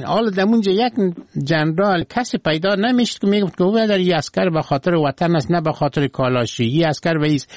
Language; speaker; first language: Persian; native; Persian